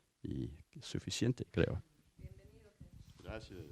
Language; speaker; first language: Spanish; non-native, fluent; English